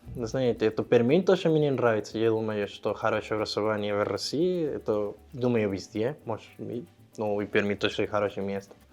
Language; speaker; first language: Russian; non-native, learner; Spanish